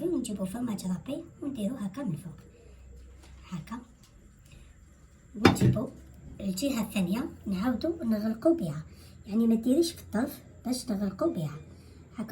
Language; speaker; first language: Arabic; native; Arabic